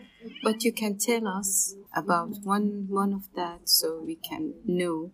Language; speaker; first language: English; non-native, learner; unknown